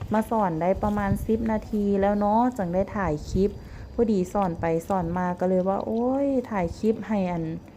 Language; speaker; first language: Thai; native; Thai